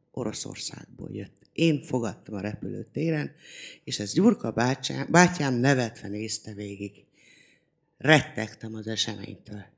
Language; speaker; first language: Hungarian; non-native, local second language; Romany